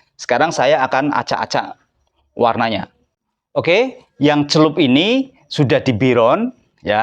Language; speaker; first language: Indonesian; native; Indonesian